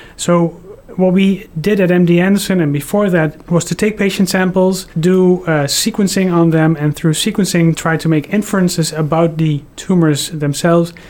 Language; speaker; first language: English; non-native, fluent; Dutch